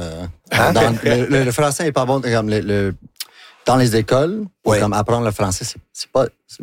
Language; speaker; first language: French; non-native, local second language; English